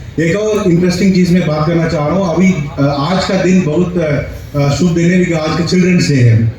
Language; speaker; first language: Hindi; non-native, local second language; Tamil